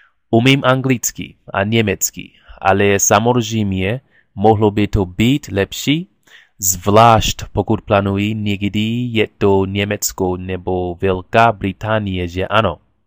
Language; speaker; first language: Czech; non-native, learner; English